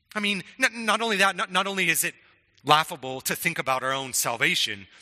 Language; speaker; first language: English; native; English